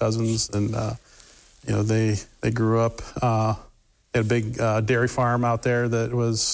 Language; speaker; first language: English; native; English